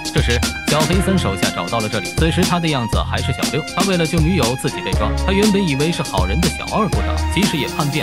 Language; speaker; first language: Chinese; native; Chinese